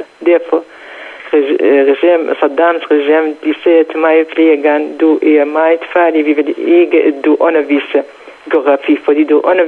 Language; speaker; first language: Danish; non-native, learner; Central Kurdish